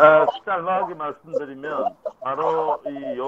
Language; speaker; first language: Korean; native; Korean